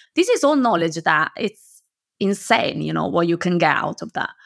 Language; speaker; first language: English; non-native, fluent; Italian